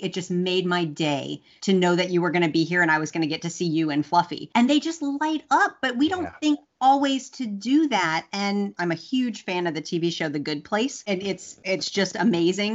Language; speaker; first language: English; native; English